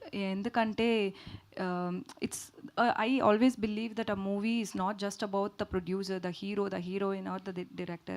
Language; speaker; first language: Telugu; non-native, learner; Tamil